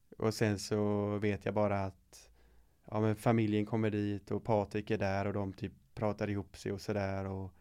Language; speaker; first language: Swedish; native; Swedish